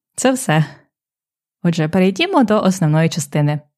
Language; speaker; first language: Ukrainian; native; Ukrainian